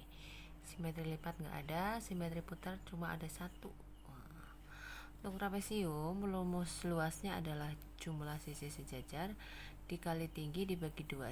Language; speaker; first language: Indonesian; native; Indonesian